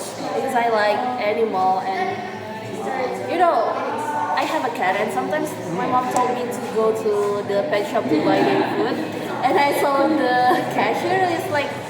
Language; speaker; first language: English; non-native, learner; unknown